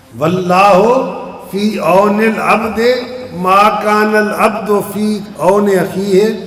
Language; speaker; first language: Urdu; non-native, local second language; Punjabi